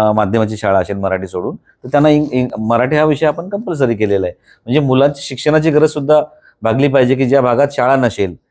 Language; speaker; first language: Marathi; non-native, local second language; Bhili